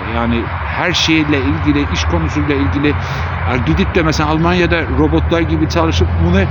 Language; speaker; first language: Turkish; non-native, fluent; Azerbaijani